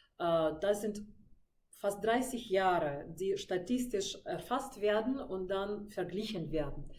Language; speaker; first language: German; non-native, fluent; Russian